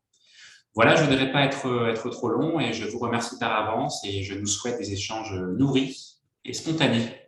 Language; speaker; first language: French; native; French